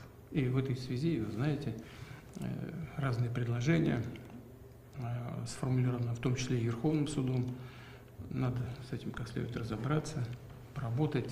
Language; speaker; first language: Russian; native; Russian